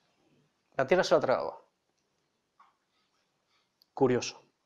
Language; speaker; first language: Spanish; native; Spanish